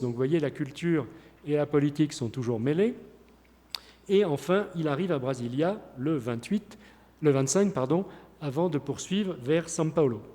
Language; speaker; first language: French; native; French